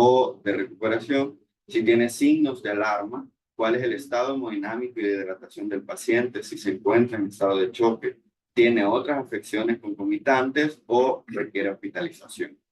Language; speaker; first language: Spanish; native; Spanish